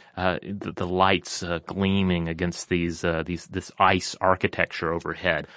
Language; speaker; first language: English; native; English